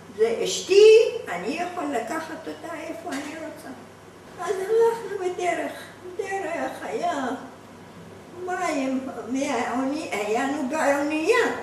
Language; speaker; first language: Hebrew; non-native, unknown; Arabic